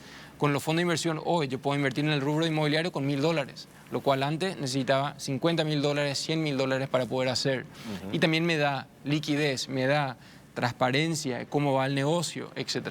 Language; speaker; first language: Spanish; native; Spanish